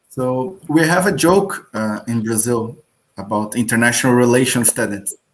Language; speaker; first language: English; non-native, learner; Portuguese